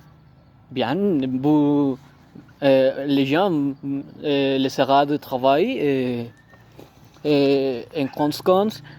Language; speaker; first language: French; non-native, learner; Spanish